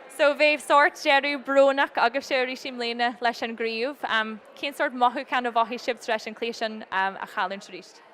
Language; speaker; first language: Irish; native; Irish